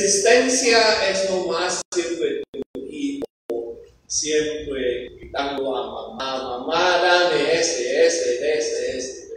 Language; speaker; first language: Spanish; non-native, fluent; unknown